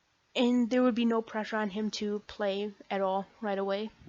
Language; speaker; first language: English; native; English